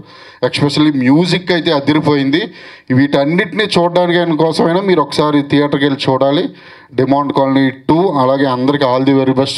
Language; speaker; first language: Telugu; native; Telugu